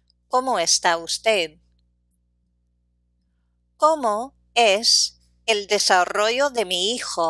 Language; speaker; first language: Spanish; non-native, fluent; English